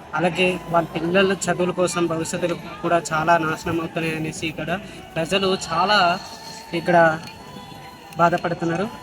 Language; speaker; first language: Telugu; native; Telugu